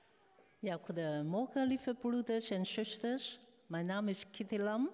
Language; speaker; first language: Dutch; non-native, fluent; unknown